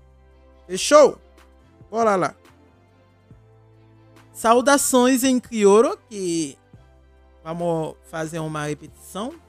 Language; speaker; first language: Portuguese; non-native, fluent; Haitian Creole